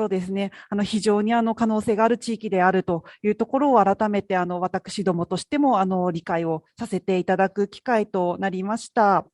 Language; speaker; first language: Japanese; native; Japanese